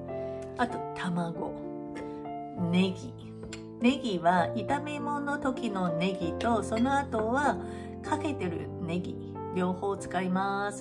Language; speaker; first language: Japanese; non-native, fluent; Chinese